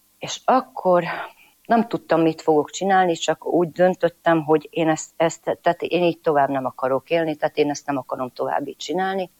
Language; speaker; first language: Hungarian; non-native, local second language; Croatian